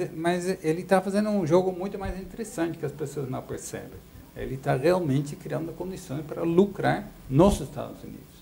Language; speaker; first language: Portuguese; non-native, fluent; Dutch